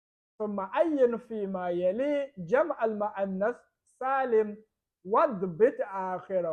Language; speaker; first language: Arabic; non-native, fluent; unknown